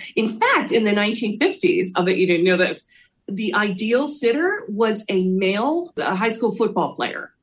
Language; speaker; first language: English; native; English